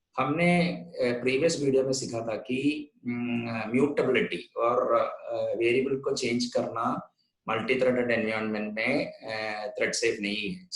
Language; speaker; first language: Hindi; non-native, local second language; Konkani